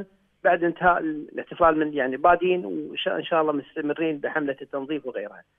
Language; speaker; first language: Arabic; native; Arabic